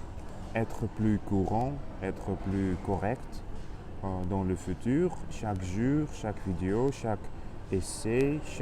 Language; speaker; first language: French; non-native, learner; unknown